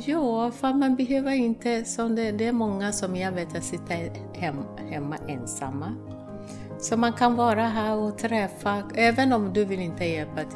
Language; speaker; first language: Swedish; non-native, fluent; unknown